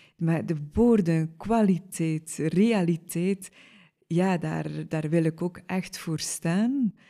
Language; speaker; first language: Dutch; native; Dutch